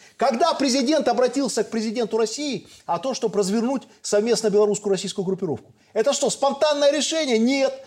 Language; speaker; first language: Russian; native; Russian